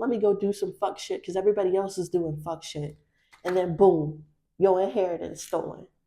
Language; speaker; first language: English; native; English